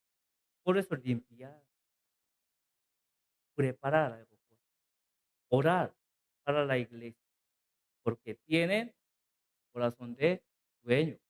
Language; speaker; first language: Spanish; non-native, learner; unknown